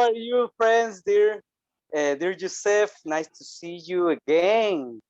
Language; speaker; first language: English; non-native, learner; Spanish